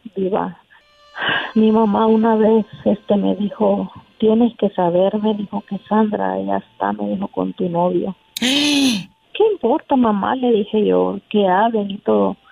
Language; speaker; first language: Spanish; native; Spanish